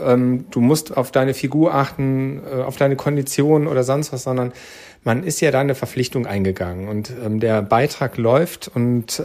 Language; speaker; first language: German; native; German